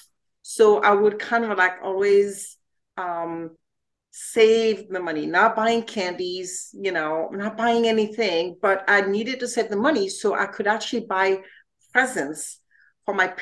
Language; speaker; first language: English; non-native, fluent; French